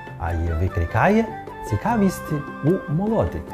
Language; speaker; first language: Ukrainian; non-native, fluent; Chinese